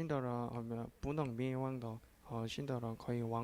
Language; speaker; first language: Chinese; non-native, learner; Korean